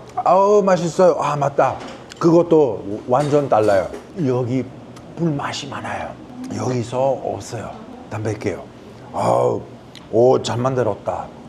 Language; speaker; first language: Korean; non-native, fluent; Italian